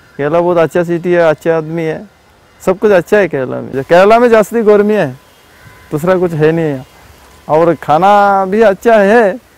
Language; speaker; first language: Hindi; non-native, local second language; Bangla